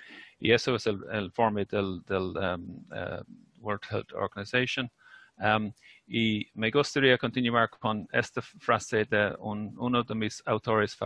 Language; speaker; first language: Spanish; non-native, fluent; English